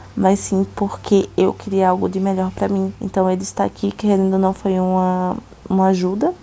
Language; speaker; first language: Portuguese; native; Portuguese